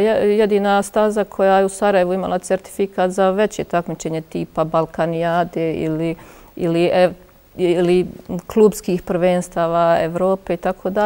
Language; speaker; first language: Croatian; native; Croatian